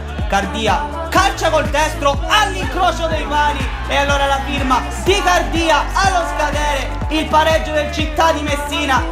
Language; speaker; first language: Italian; native; Italian